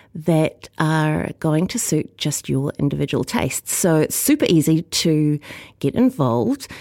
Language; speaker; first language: English; native; English